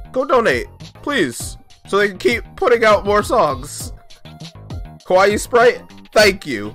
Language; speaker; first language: English; native; English